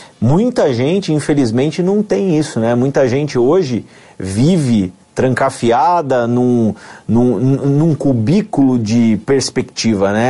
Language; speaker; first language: Portuguese; native; Portuguese